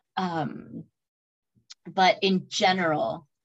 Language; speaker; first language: English; early bilingual, other home language; Spanish